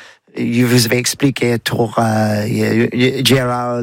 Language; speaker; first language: French; non-native, learner; English